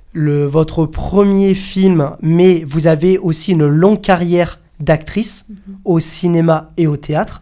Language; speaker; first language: French; native; French